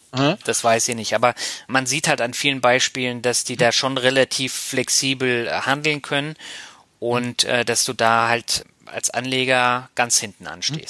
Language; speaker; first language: German; native; German